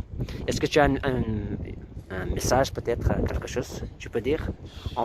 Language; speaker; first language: French; non-native, fluent; Persian